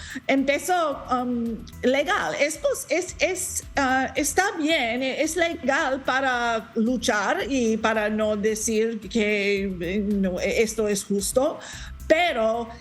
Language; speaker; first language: Spanish; non-native, learner; English